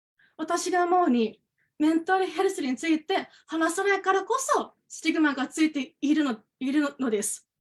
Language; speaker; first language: Japanese; non-native, learner; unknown